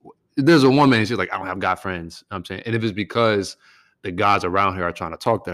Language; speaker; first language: English; native; English